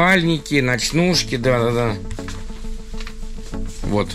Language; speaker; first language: Russian; native; Russian